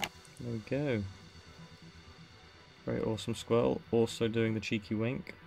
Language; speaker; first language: English; native; English